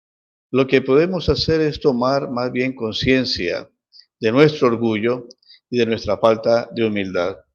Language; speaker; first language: Spanish; native; Spanish